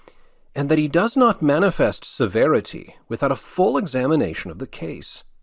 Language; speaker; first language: English; native; English